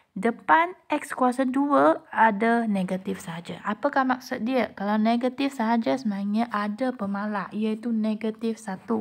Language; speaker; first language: Malay; non-native, local second language; Chinese